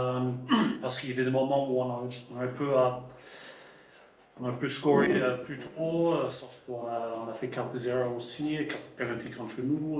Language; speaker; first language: French; non-native, fluent; English